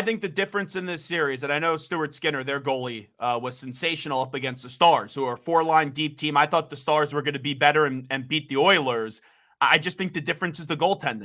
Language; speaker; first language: English; native; English